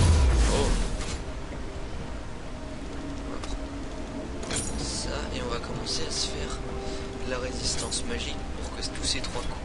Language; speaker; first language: French; native; French